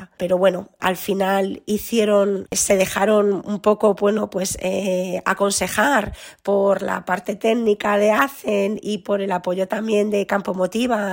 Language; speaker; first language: Spanish; native; Spanish